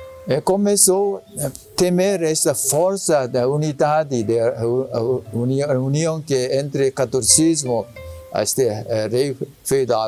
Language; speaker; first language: Portuguese; non-native, learner; Japanese